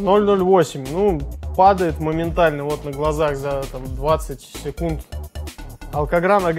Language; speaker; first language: Russian; native; Russian